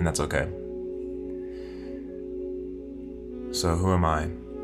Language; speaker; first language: English; native; English